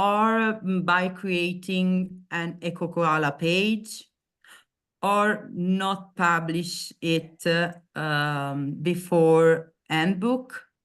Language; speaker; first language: English; non-native, learner; Italian